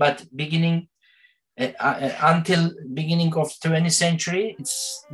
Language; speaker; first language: English; non-native, learner; Turkish